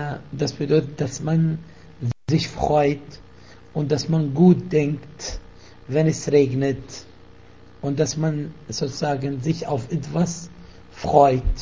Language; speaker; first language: German; non-native, fluent; Arabic